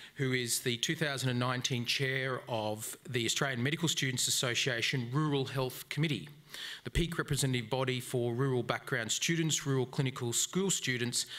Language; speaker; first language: English; native; English